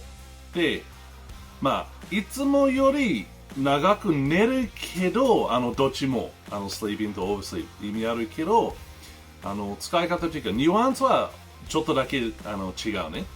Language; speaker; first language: Japanese; non-native, learner; English